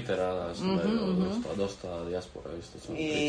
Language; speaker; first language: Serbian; early bilingual, heritage; Spanish